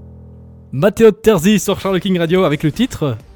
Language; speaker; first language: French; native; French